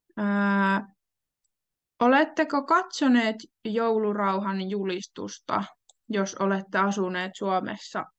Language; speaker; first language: Finnish; native; Finnish